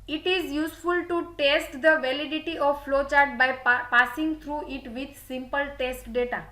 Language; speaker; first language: English; non-native, local second language; Gujarati